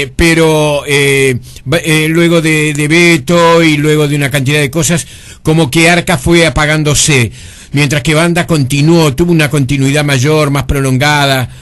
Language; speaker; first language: Spanish; native; Spanish